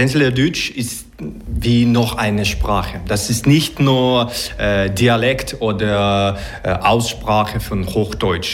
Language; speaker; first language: German; non-native, learner; Ukrainian